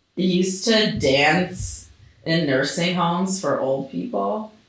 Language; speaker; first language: English; early bilingual, other home language; Russian